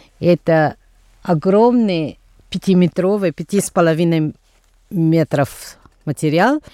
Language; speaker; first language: Russian; non-native, fluent; Tamil